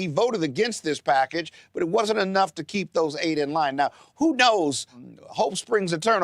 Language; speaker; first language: English; native; English